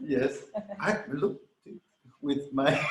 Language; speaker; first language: English; non-native, learner; Spanish